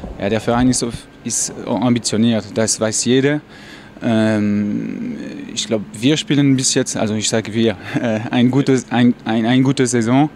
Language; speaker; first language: German; non-native, fluent; French